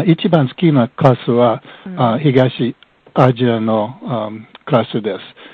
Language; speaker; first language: Japanese; non-native, learner; English